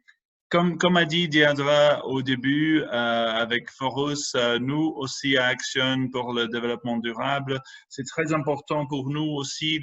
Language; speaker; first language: French; non-native, fluent; English